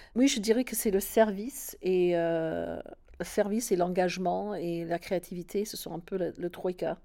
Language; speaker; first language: French; non-native, fluent; English